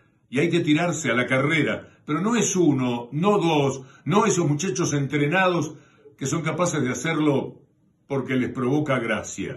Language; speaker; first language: Spanish; native; Spanish